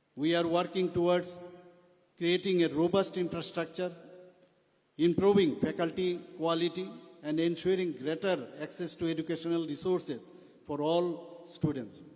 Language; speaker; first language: English; non-native, local second language; Bangla